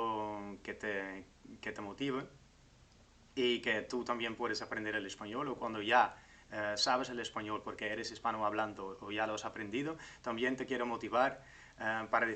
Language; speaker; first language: Spanish; non-native, fluent; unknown